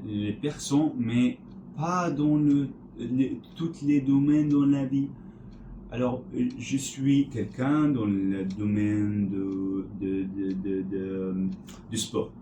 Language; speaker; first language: French; non-native, learner; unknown